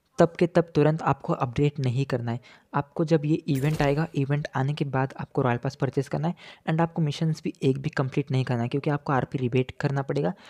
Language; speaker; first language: Hindi; native; Hindi